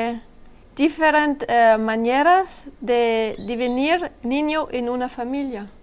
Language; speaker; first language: Spanish; non-native, learner; French